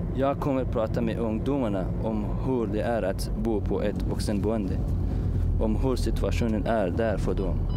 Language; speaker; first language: Swedish; non-native, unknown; Persian